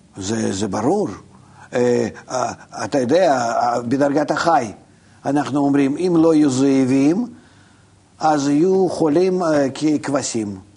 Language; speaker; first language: Hebrew; non-native, fluent; Russian